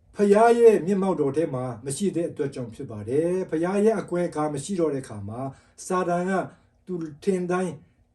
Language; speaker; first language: Burmese; non-native, local second language; Tedim Chin